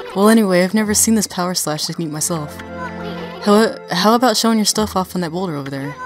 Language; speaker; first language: English; native; English